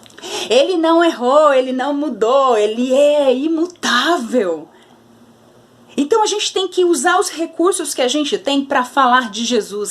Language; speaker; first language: Portuguese; native; Portuguese